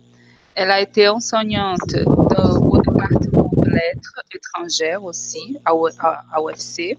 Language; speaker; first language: French; non-native, fluent; Portuguese